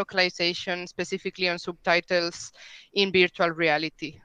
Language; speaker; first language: English; non-native, fluent; Spanish